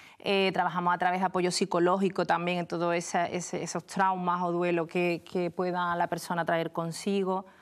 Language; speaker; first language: Spanish; native; Spanish